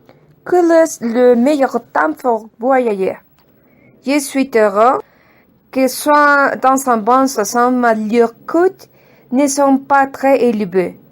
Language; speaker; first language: French; non-native, learner; Spanish